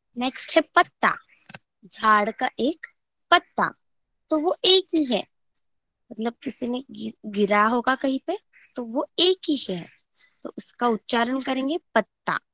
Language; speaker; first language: Hindi; non-native, local second language; Marathi